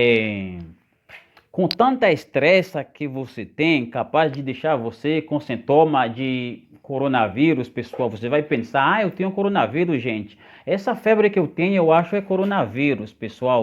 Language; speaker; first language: Portuguese; non-native, fluent; Haitian Creole